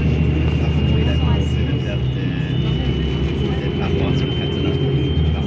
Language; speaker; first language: French; early bilingual, heritage; English